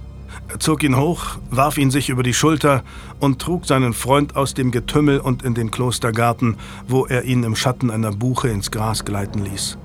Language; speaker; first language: German; native; German